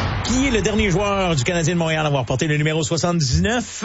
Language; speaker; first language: French; native; French